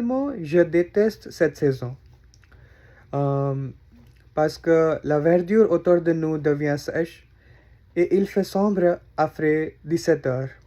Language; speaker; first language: French; non-native, learner; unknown